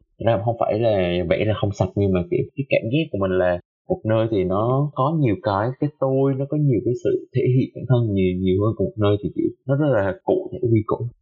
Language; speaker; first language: Vietnamese; native; Vietnamese